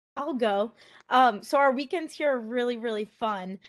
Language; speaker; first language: English; native; English